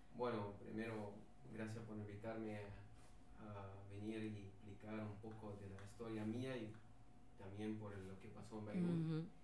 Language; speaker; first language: Spanish; non-native, learner; Arabic